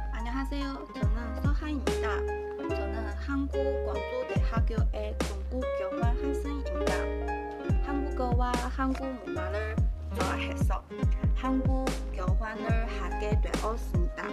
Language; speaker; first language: Korean; non-native, learner; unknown